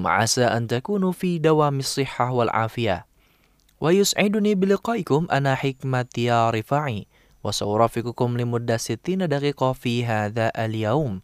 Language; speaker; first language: Arabic; non-native, fluent; Indonesian